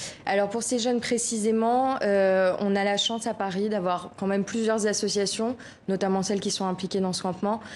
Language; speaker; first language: French; native; French